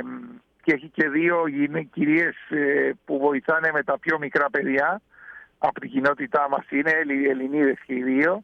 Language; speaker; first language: Greek; early bilingual, heritage; Spanish